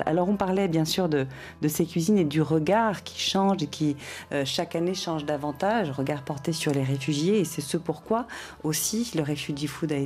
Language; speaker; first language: French; native; French